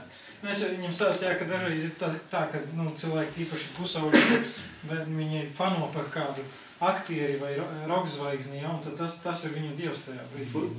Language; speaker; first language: Latvian; native; Latvian